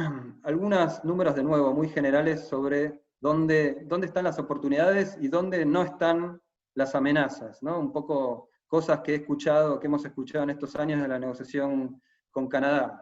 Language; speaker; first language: Spanish; native; Spanish